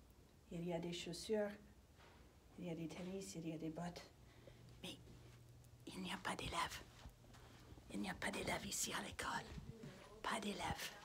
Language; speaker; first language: French; non-native, fluent; English